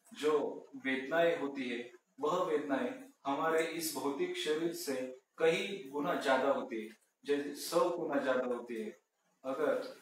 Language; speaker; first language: Hindi; non-native, local second language; Marathi